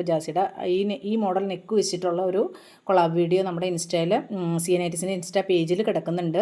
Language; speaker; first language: Malayalam; native; Malayalam